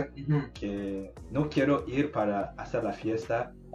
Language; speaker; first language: Spanish; non-native, learner; English